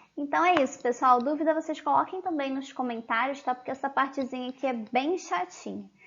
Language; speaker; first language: Portuguese; native; Portuguese